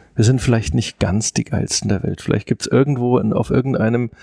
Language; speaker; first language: German; native; German